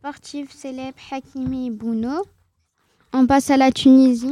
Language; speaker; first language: French; early bilingual, other home language; Arabic